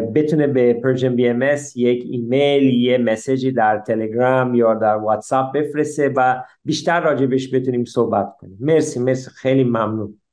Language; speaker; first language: Persian; early bilingual, heritage; English